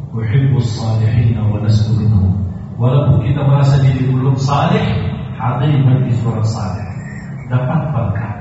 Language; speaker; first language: Indonesian; non-native, fluent; Arabic